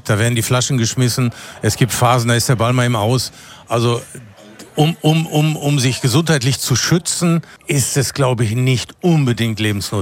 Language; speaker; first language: German; native; German